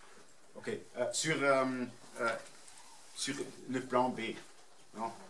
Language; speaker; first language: French; non-native, fluent; German